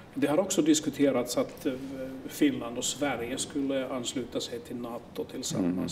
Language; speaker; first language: Swedish; non-native, local second language; Finnish